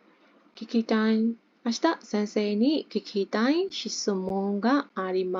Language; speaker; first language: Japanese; non-native, fluent; Burmese